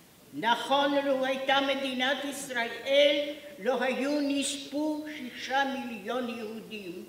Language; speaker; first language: Hebrew; non-native, fluent; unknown